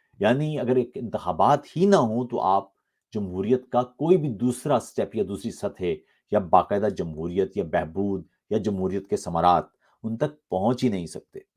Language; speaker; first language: Urdu; native; Urdu